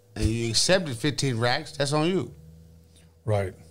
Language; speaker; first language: English; native; English